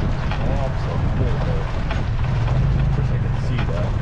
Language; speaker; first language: English; native; English